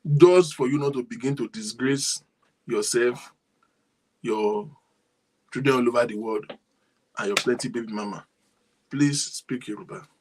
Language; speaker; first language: English; non-native, local second language; Yoruba